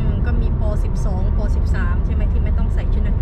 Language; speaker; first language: Thai; native; Thai